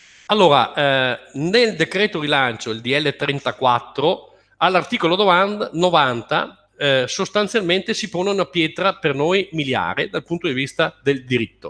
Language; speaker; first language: Italian; native; Italian